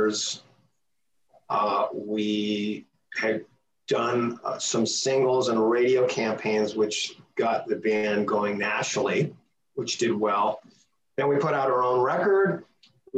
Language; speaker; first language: English; native; English